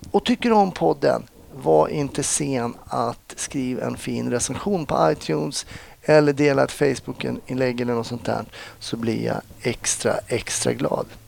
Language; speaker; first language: Swedish; native; Swedish